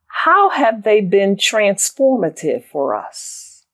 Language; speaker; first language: English; native; English